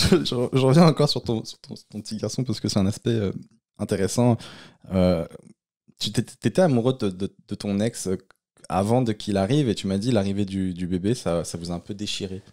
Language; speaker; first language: French; native; French